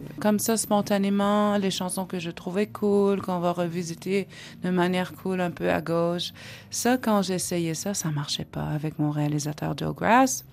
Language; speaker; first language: French; non-native, local second language; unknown